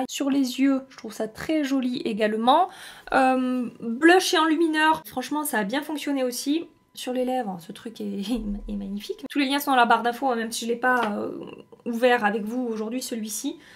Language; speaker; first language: French; native; French